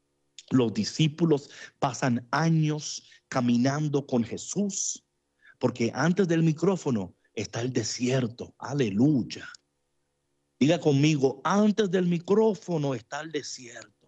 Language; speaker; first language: Spanish; native; Spanish